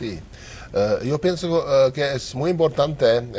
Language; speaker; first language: Spanish; non-native, learner; Czech